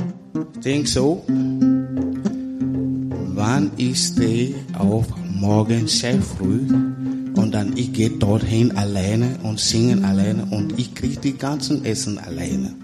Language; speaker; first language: German; non-native, learner; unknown